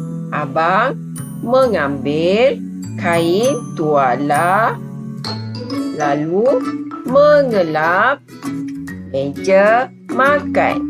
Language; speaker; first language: Malay; native; Malay